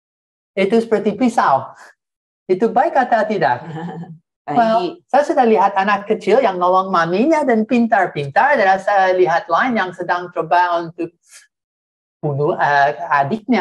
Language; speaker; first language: Indonesian; non-native, fluent; English